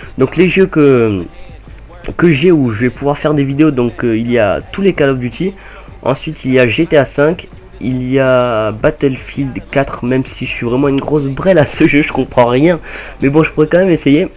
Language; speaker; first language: French; native; French